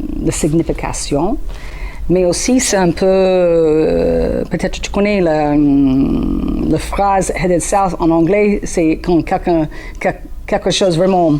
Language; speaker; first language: French; non-native, learner; English